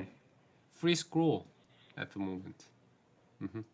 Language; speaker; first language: English; non-native, learner; Korean